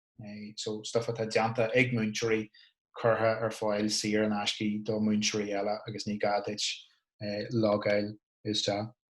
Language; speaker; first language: Irish; non-native, local second language; English